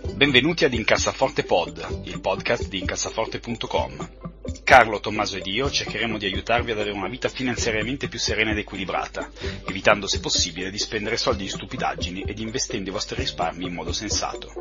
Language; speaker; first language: Italian; native; Italian